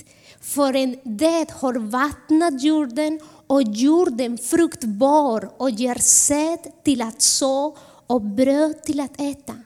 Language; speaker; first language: Swedish; non-native, fluent; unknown